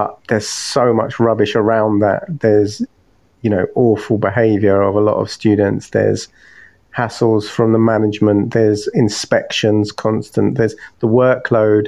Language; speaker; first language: English; native; English